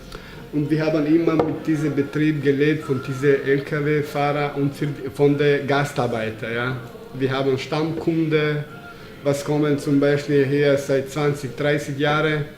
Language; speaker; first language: German; non-native, fluent; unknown